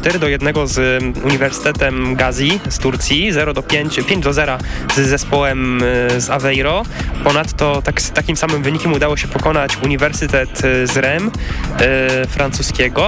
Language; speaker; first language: Polish; native; Polish